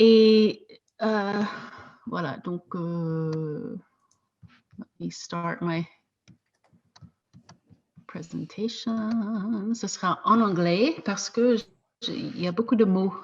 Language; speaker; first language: French; non-native, fluent; English